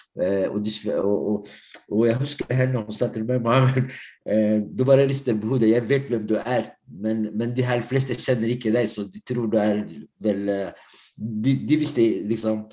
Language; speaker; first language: Norwegian; non-native, fluent; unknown